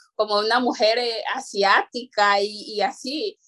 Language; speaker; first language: Spanish; non-native, local second language; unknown